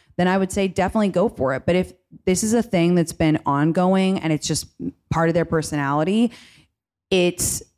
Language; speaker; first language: English; native; English